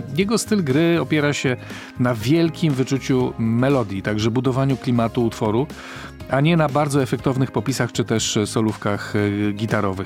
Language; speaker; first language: Polish; native; Polish